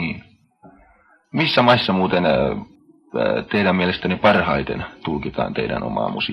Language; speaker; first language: Finnish; native; Finnish